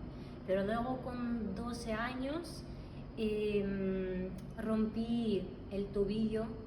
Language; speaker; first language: Spanish; non-native, fluent; Russian